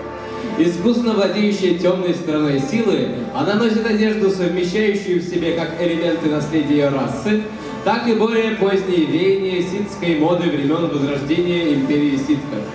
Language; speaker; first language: Russian; native; Russian